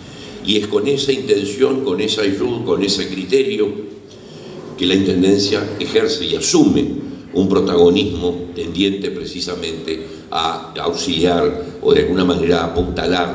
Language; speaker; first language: Spanish; native; Spanish